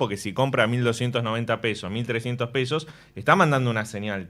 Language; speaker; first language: Spanish; native; Spanish